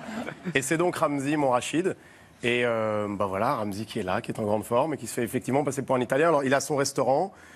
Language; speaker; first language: French; native; French